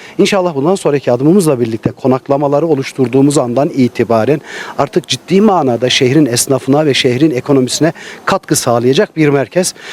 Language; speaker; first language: Turkish; native; Turkish